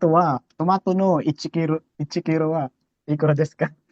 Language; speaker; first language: Japanese; non-native, learner; Filipino